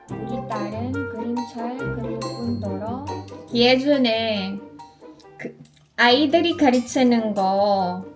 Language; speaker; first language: Korean; non-native, learner; Filipino